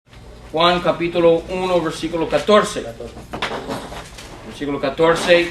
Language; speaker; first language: Spanish; non-native, fluent; English